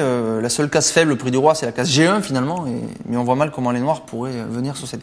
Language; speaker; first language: French; native; French